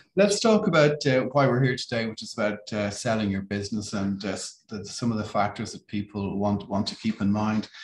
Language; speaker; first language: English; native; English